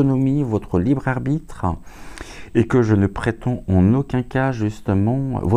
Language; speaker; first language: French; native; French